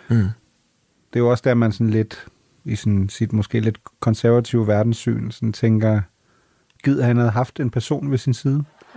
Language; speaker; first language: Danish; non-native, fluent; German